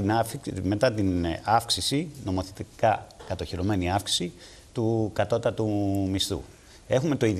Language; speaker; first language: Greek; native; Greek